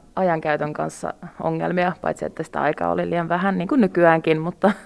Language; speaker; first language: Finnish; early bilingual, other home language; Russian